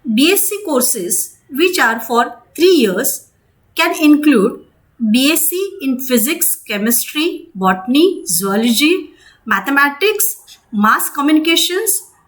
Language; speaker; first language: English; non-native, local second language; Marathi